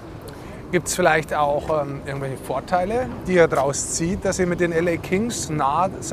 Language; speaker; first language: German; native; German